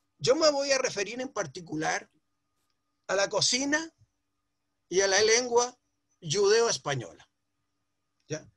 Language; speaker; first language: Spanish; early bilingual, other home language; Ladino